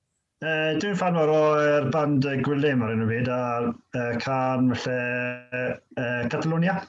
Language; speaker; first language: Welsh; native; Welsh